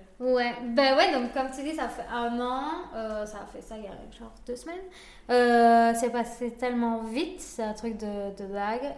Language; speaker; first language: French; early bilingual, other home language; Spanish